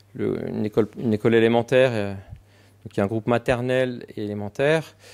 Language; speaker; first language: French; native; French